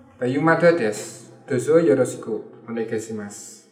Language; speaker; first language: Japanese; non-native, fluent; Indonesian